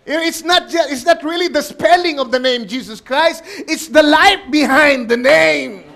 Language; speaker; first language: English; non-native, local second language; Filipino